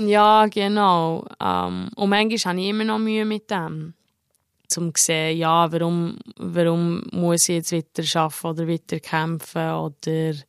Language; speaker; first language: German; early bilingual, heritage; German